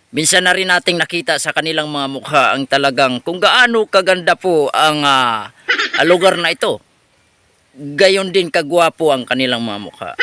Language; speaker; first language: Filipino; non-native, local second language; Waray